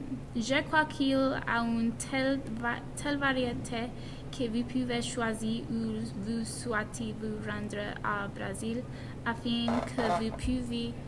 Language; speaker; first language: French; non-native, learner; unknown